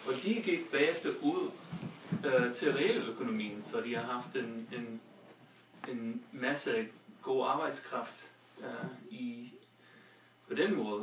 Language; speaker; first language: Danish; non-native, fluent; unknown